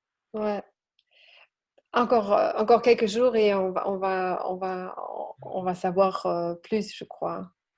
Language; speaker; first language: French; non-native, learner; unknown